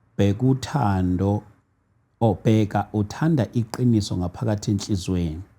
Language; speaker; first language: Zulu; native; Zulu